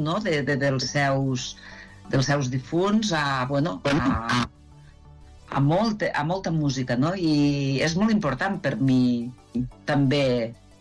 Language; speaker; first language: Catalan; native; Catalan